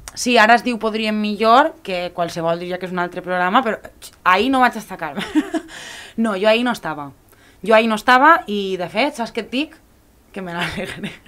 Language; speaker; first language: Catalan; native; Catalan